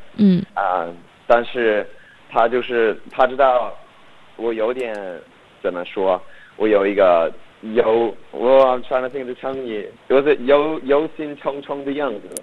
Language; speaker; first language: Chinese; non-native, learner; English